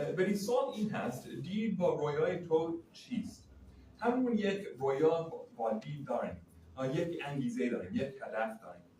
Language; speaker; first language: Persian; non-native, fluent; English